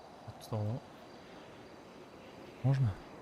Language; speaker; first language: Russian; non-native, learner; Kara-Kalpak